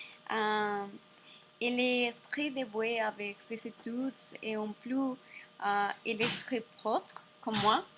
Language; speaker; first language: French; non-native, learner; Spanish